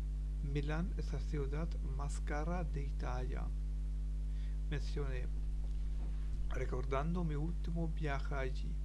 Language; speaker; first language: Spanish; non-native, learner; German